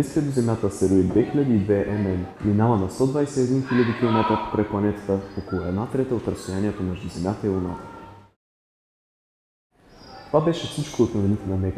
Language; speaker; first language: Bulgarian; native; Bulgarian